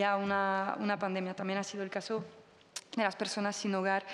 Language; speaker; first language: Spanish; non-native, fluent; French